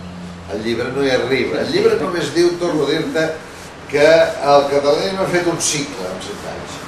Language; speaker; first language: Catalan; native; Catalan